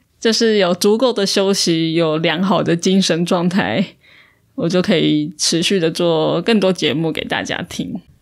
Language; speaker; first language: Chinese; native; Chinese